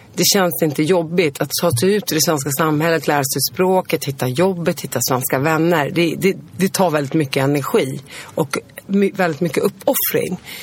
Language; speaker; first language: Swedish; early bilingual, other home language; Arabic